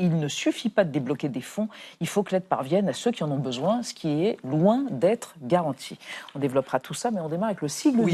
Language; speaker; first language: French; native; French